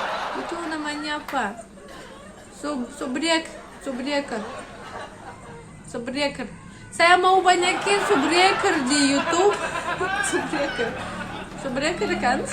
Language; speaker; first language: Indonesian; non-native, learner; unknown